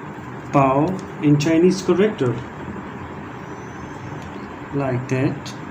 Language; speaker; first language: English; non-native, local second language; Urdu